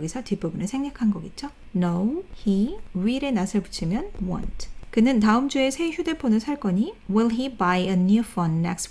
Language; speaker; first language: Korean; native; Korean